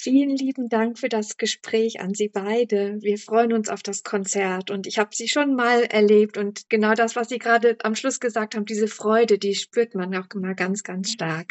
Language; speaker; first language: German; native; German